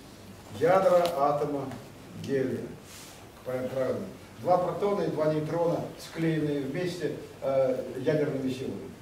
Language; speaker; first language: Russian; native; Russian